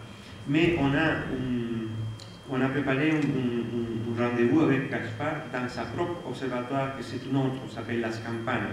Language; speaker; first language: French; non-native, fluent; Spanish